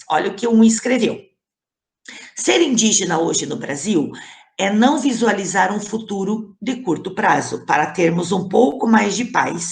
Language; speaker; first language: Portuguese; native; Portuguese